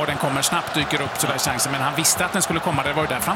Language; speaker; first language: Swedish; native; Swedish